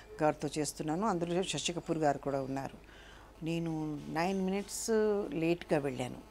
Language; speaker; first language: Telugu; non-native, local second language; Urdu